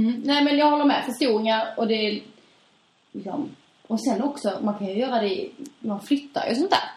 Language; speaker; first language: Swedish; native; Swedish